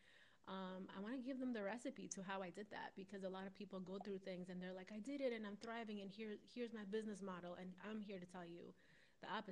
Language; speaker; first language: English; native; English